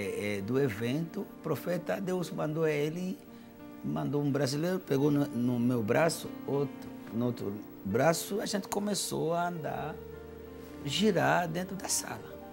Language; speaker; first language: Portuguese; non-native, fluent; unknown